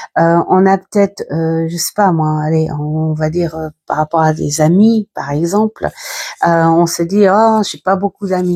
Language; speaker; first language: French; native; French